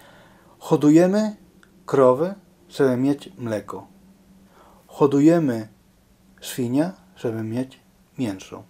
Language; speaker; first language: Polish; non-native, learner; Spanish